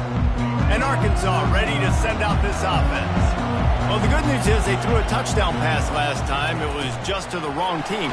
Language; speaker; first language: English; native; English